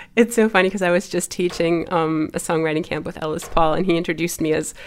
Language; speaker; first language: English; early bilingual, other home language; German